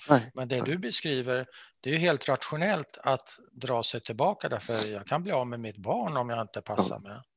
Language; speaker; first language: Swedish; native; Swedish